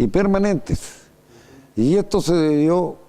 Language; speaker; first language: Spanish; native; Spanish